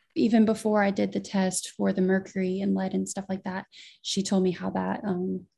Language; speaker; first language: English; native; English